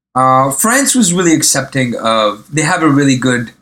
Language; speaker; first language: English; early bilingual, other home language; Arabic